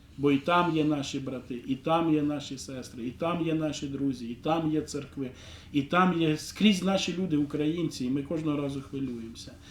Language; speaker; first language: Ukrainian; non-native, local second language; Russian